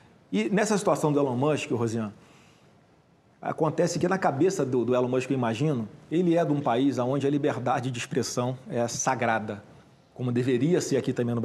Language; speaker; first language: Portuguese; native; Portuguese